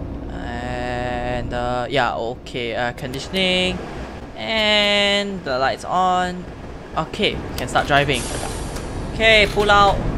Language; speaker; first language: English; native; English